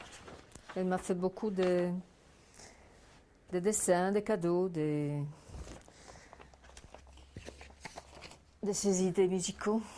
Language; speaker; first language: French; non-native, fluent; Polish